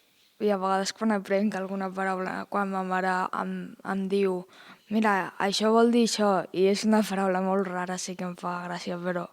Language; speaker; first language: Catalan; early bilingual, heritage; Russian